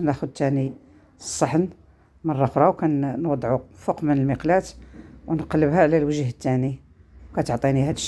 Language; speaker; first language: Arabic; native; Arabic